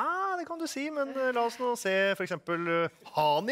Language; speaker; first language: Norwegian; native; Norwegian